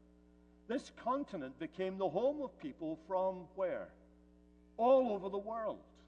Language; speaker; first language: English; native; English